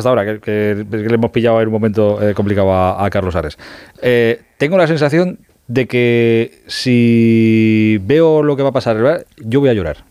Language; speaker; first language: Spanish; native; Spanish